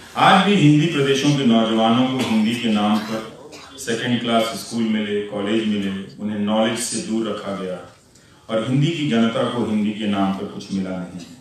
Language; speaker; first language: Hindi; non-native, local second language; Bhojpuri